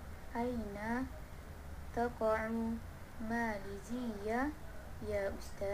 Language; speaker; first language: Arabic; non-native, learner; Malay